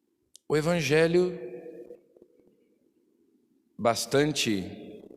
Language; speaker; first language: Portuguese; native; Portuguese